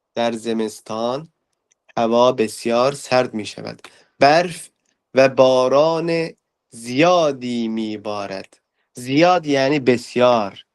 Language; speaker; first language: Persian; non-native, fluent; Turkish